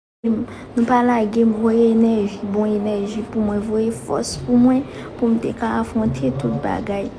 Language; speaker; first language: French; non-native, learner; Haitian Creole